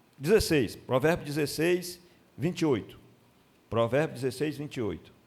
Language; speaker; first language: Portuguese; native; Portuguese